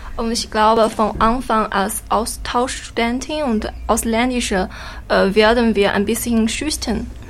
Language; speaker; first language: German; non-native, learner; Chinese